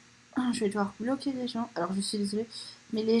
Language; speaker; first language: French; native; French